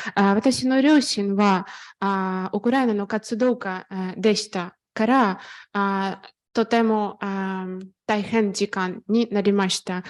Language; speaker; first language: Japanese; non-native, fluent; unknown